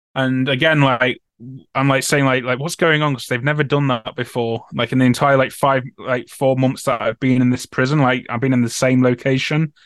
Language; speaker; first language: English; native; English